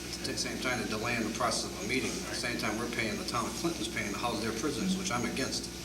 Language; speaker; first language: English; native; English